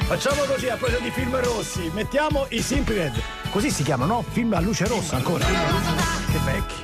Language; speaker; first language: Italian; native; Italian